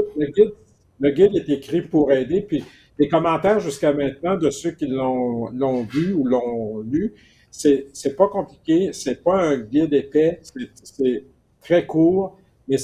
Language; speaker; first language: French; native; French